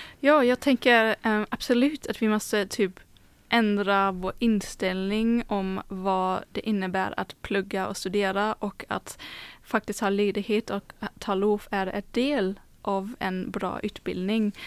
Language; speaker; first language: Swedish; non-native, fluent; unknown